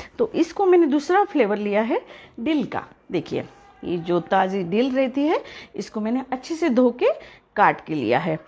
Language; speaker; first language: Hindi; non-native, local second language; Marathi